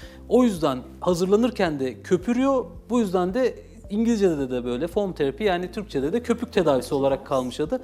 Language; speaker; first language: Turkish; native; Turkish